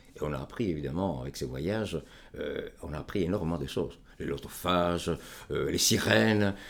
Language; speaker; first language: French; non-native, fluent; Greek